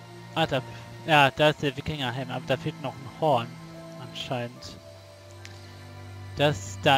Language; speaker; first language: German; native; German